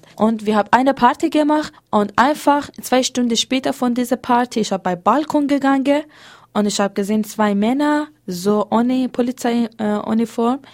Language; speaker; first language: German; non-native, learner; Persian